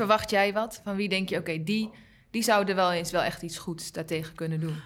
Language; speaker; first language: Dutch; non-native, learner; Uyghur